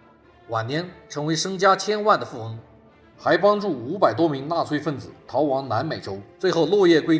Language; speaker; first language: Chinese; native; Chinese